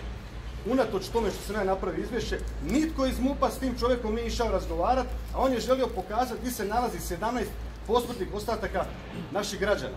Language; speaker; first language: Croatian; native; Croatian